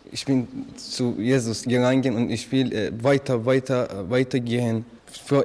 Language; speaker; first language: German; non-native, learner; Persian